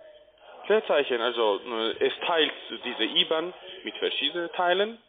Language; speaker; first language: German; non-native, learner; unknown